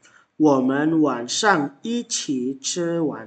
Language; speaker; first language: Chinese; non-native, fluent; Indonesian